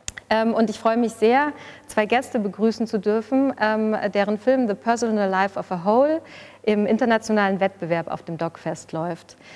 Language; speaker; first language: German; native; German